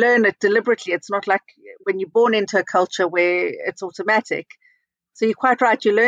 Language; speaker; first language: English; native; English